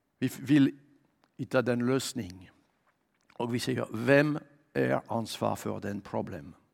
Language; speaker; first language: Swedish; non-native, fluent; French